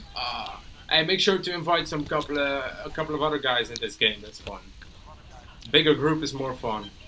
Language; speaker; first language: English; non-native, fluent; Dutch